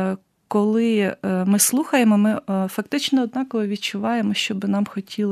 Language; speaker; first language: Ukrainian; native; Ukrainian